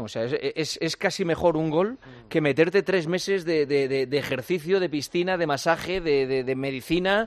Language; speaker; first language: Spanish; native; Spanish